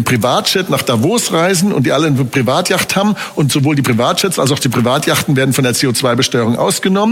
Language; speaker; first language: German; native; German